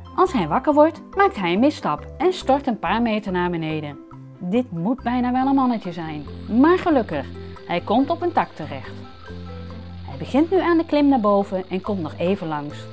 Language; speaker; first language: Dutch; native; Dutch